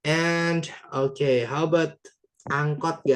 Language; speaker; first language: English; non-native, fluent; Indonesian